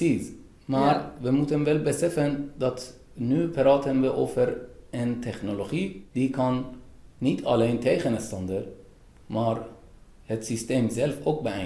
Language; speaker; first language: Dutch; non-native, fluent; Persian